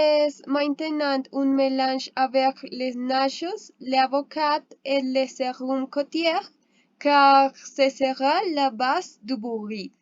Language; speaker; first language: French; non-native, learner; Spanish